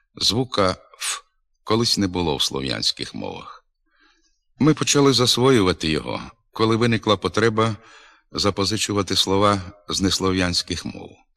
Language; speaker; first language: Ukrainian; native; Ukrainian